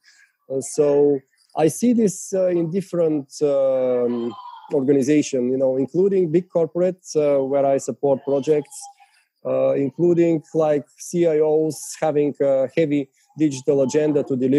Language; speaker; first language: English; non-native, fluent; Bulgarian